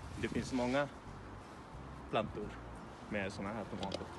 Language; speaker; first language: Swedish; non-native, fluent; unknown